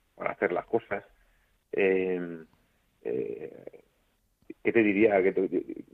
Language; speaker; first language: Spanish; native; Spanish